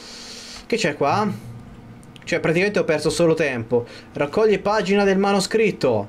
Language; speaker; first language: Italian; native; Italian